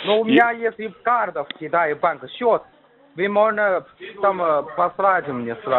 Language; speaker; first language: Russian; non-native, learner; Chinese